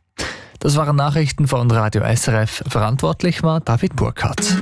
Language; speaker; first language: German; native; German